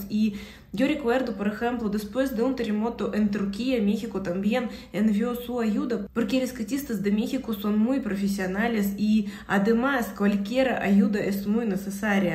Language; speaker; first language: Spanish; non-native, fluent; Russian